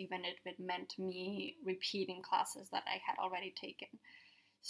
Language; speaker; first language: English; non-native, fluent; Spanish